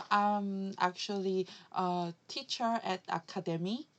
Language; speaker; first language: English; non-native, learner; Korean